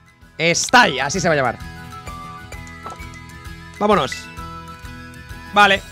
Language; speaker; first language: Spanish; native; Spanish